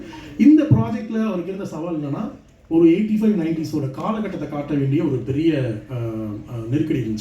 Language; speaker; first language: Tamil; native; Tamil